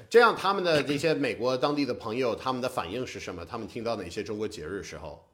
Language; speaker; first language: Chinese; non-native, fluent; English